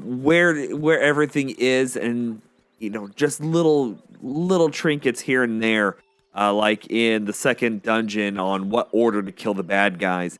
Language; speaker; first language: English; native; English